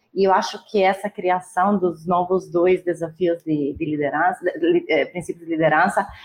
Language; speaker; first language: Portuguese; non-native, fluent; Italian